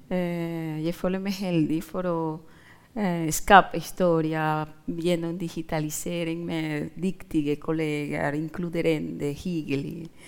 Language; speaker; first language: Norwegian; non-native, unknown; Spanish